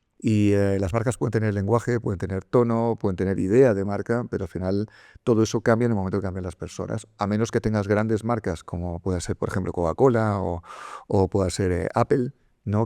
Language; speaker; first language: Spanish; native; Spanish